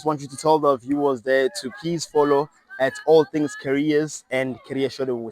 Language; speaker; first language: English; non-native, local second language; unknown